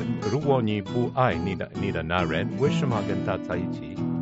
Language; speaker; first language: Chinese; non-native, learner; Italian